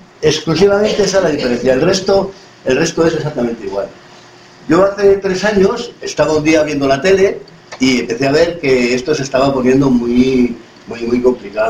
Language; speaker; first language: Spanish; native; Spanish